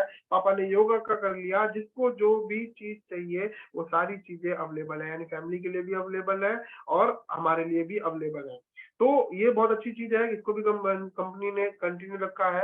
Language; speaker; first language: Hindi; native; Hindi